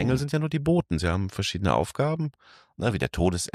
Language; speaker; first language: German; native; German